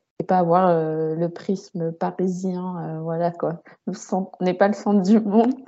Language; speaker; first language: French; native; French